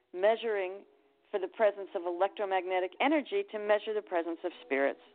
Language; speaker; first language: English; native; English